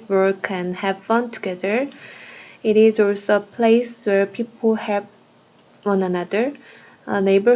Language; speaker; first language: English; non-native, learner; Korean